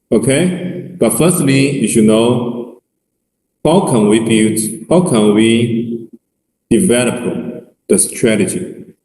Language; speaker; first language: English; non-native, learner; Chinese